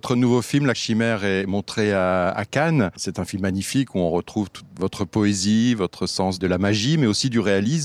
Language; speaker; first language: French; native; French